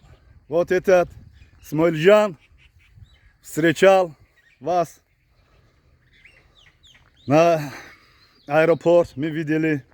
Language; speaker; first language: Russian; non-native, learner; Tajik